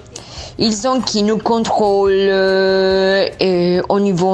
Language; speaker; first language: French; non-native, learner; Spanish